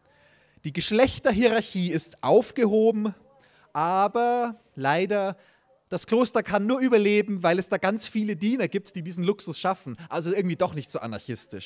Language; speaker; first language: German; native; German